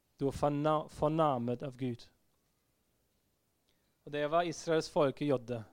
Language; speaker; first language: Norwegian; non-native, fluent; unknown